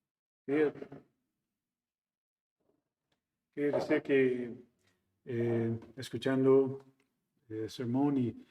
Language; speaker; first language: Spanish; non-native, fluent; English